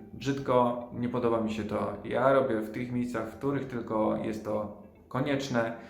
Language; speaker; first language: Polish; native; Polish